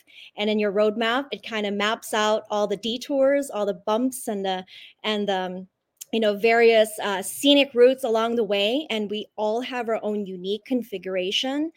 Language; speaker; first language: English; non-native, local second language; Cantonese